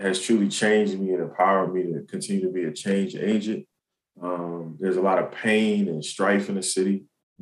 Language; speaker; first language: English; native; English